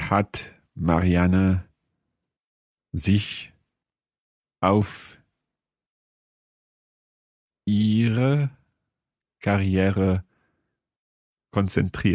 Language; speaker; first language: German; non-native, learner; English